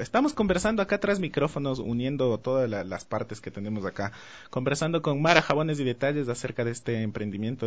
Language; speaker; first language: Spanish; native; Spanish